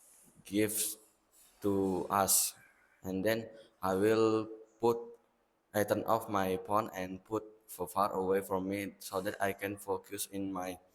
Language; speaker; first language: English; non-native, learner; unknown